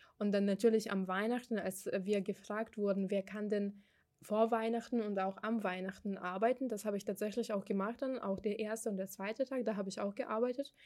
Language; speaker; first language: German; non-native, fluent; Ukrainian